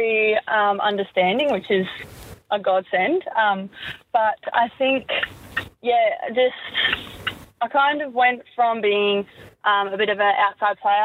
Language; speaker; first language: English; native; English